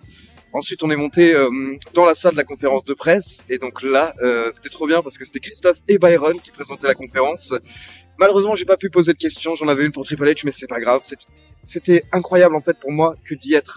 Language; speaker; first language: French; native; French